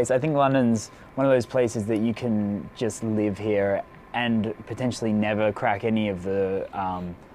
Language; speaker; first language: English; native; English